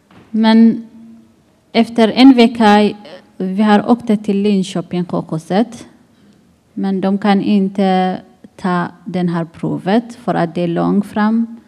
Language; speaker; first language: Swedish; non-native, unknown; Tigrinya